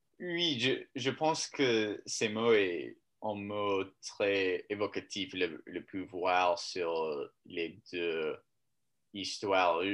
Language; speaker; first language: French; non-native, learner; English